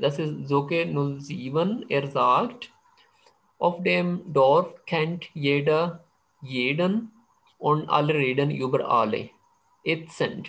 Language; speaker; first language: German; non-native, fluent; Urdu